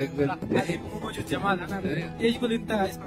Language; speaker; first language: Arabic; non-native, learner; Bangla